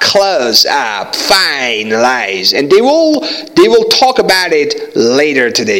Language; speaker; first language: English; non-native, fluent; Persian